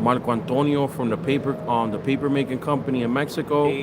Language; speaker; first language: English; native; English